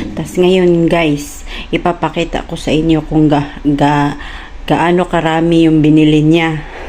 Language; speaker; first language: Filipino; non-native, local second language; Cebuano